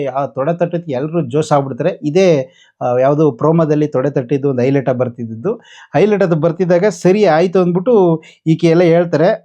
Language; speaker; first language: Kannada; native; Kannada